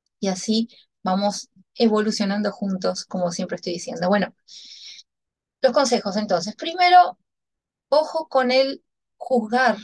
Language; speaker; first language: Spanish; native; Spanish